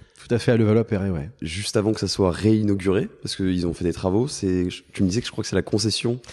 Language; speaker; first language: French; native; French